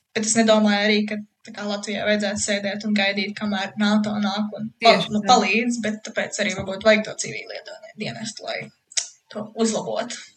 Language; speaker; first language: Latvian; early bilingual, heritage; Latvian